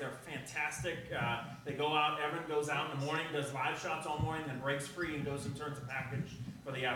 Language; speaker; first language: English; native; English